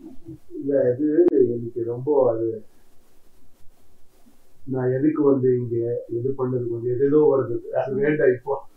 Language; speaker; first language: Tamil; non-native, learner; Kannada